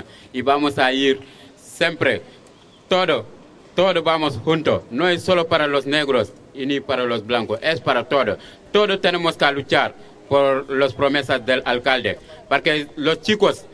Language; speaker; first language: Spanish; non-native, fluent; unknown